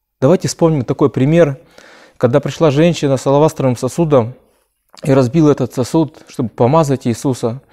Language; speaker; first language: Russian; native; Russian